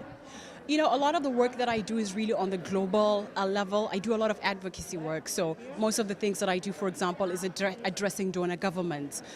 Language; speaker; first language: English; non-native, local second language; Tswana